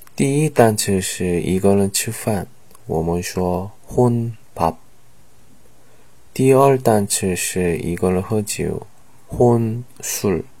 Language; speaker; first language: Chinese; non-native, learner; Korean